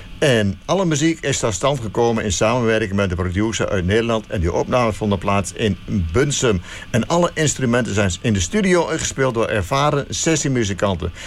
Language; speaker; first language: Dutch; native; Dutch